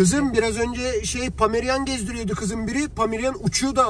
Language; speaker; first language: Turkish; native; Turkish